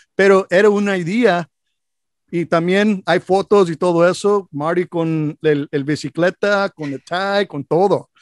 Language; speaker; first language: Spanish; non-native, learner; English